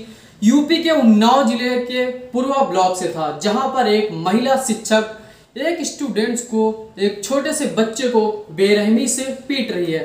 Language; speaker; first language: Hindi; native; Hindi